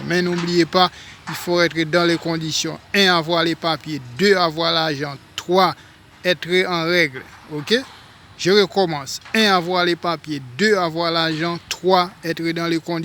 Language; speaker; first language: French; non-native, local second language; Haitian Creole